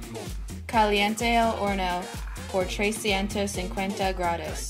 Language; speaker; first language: Spanish; non-native, learner; English